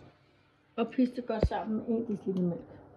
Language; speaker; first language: Danish; native; Danish